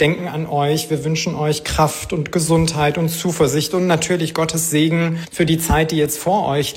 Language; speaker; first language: German; native; German